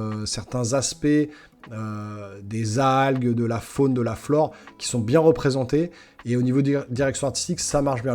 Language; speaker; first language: French; native; French